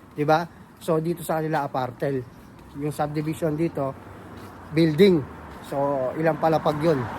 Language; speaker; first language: Filipino; non-native, local second language; Pampanga